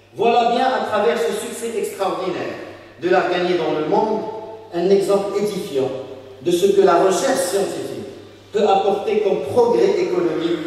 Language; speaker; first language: French; non-native, local second language; Arabic